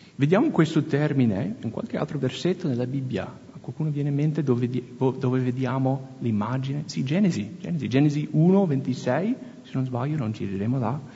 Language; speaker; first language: Italian; non-native, fluent; English